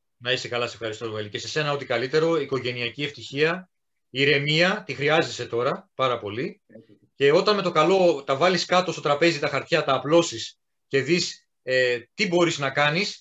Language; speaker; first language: Greek; native; Greek